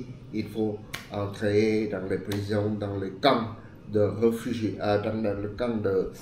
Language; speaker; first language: French; non-native, fluent; Vietnamese